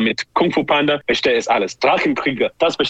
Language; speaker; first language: German; non-native, learner; English